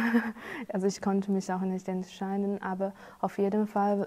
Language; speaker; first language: German; non-native, fluent; Chinese